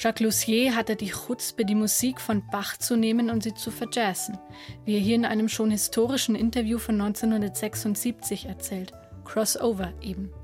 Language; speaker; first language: German; native; German